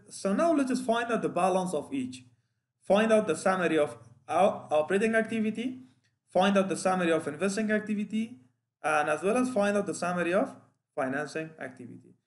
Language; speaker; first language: English; non-native, fluent; Persian